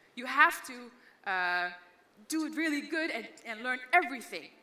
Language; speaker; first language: English; non-native, fluent; Dutch